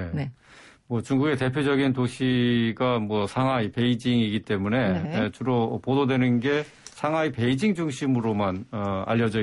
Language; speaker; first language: Korean; native; Korean